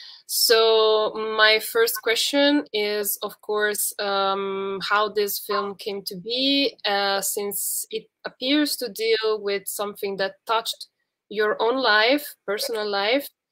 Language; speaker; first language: English; non-native, fluent; Italian